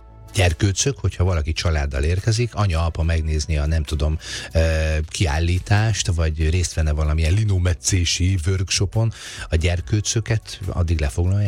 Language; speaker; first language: Hungarian; native; Hungarian